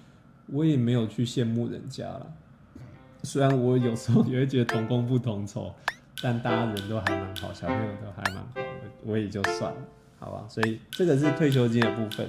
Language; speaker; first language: Chinese; native; Chinese